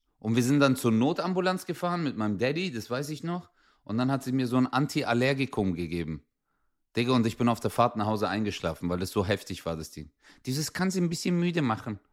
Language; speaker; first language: German; early bilingual, other home language; Turkish